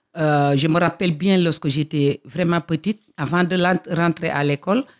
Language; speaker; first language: French; non-native, local second language; Fula